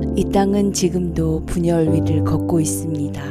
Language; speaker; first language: Korean; native; Korean